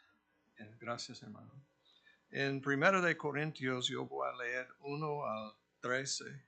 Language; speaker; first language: Spanish; non-native, fluent; English